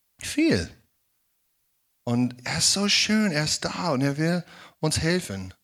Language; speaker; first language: German; non-native, fluent; English